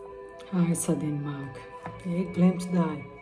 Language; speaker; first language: Danish; non-native, learner; Portuguese